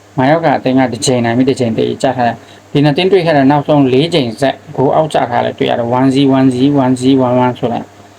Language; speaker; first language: Burmese; native; Burmese